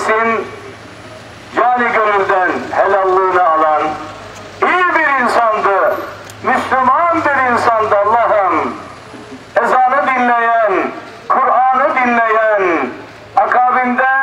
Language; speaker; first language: Turkish; native; Turkish